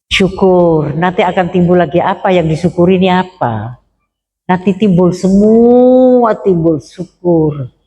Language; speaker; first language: Indonesian; non-native, local second language; Madurese